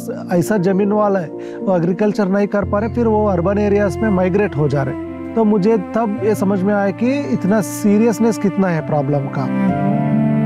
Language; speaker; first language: Hindi; non-native, local second language; Telugu